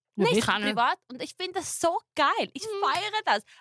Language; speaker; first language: German; native; German